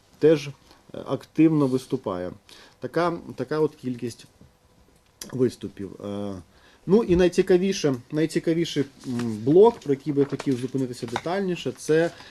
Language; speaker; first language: Ukrainian; native; Ukrainian